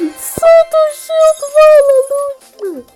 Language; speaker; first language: Polish; native; Polish